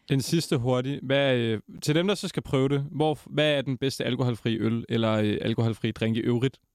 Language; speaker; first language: Danish; native; Danish